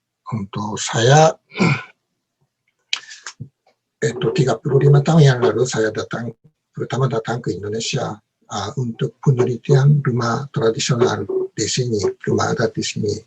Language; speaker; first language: Indonesian; non-native, learner; Japanese